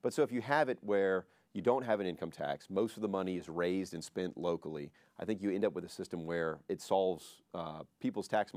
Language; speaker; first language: English; native; English